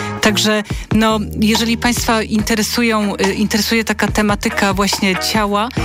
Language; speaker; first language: Polish; native; Polish